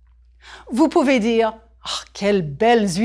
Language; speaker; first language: French; non-native, fluent; English